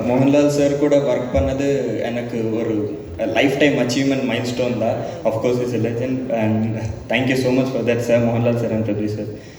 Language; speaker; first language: Tamil; non-native, learner; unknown